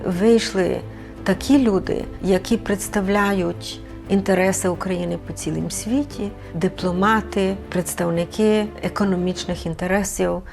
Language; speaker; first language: Ukrainian; early bilingual, heritage; Ukrainian